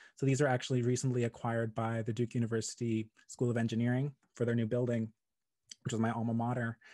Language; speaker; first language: English; native; English